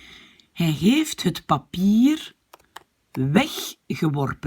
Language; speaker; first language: Dutch; non-native, fluent; French